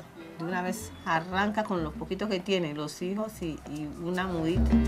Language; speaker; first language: Spanish; native; Spanish